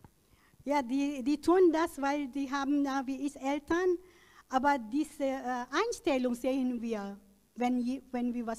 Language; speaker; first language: German; non-native, learner; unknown